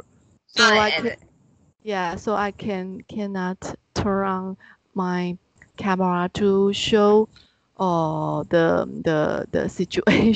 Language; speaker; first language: English; non-native, learner; Chinese